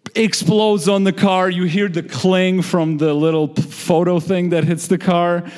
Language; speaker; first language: English; early bilingual, other home language; Georgian